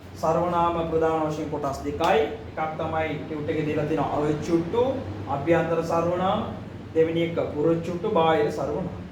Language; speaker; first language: Sinhala; non-native, local second language; Tamil